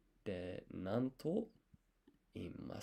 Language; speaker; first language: Japanese; non-native, learner; English